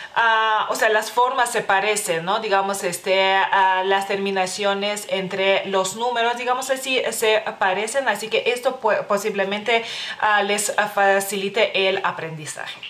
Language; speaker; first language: Spanish; non-native, fluent; Lithuanian